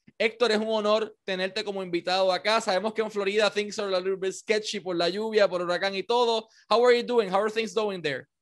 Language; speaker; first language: Spanish; native; Spanish